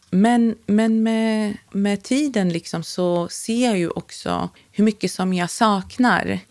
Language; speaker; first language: Swedish; native; Swedish